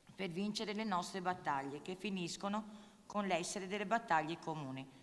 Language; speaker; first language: Italian; native; Italian